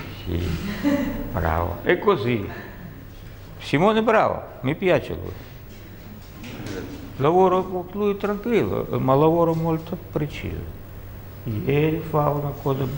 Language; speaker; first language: Italian; non-native, learner; Russian